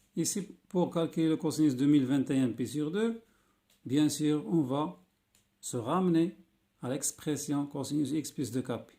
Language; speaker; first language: French; non-native, local second language; Arabic